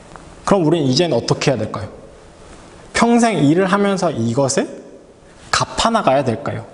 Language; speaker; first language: Korean; native; Korean